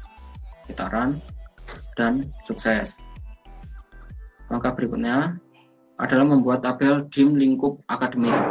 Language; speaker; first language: Indonesian; native; Indonesian